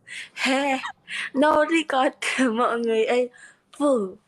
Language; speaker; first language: Vietnamese; non-native, learner; Indonesian